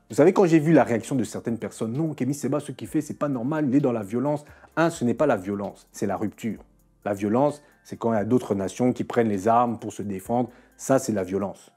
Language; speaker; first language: French; non-native, local second language; Lingala